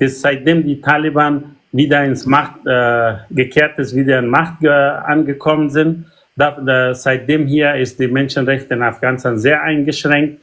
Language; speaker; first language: German; non-native, learner; Persian